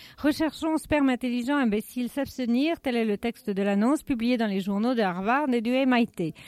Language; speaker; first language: French; native; French